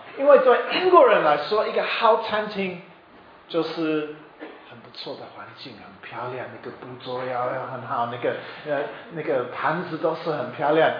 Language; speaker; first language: Chinese; non-native, fluent; English